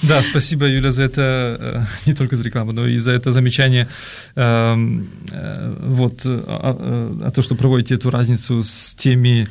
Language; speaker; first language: Russian; native; Russian